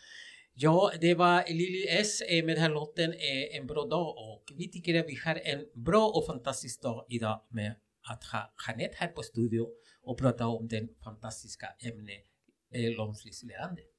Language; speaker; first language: Swedish; non-native, fluent; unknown